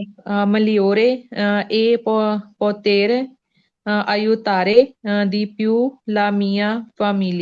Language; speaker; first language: Italian; non-native, learner; Punjabi